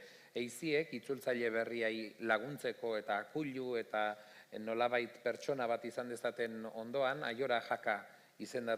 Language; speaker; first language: Basque; native; Basque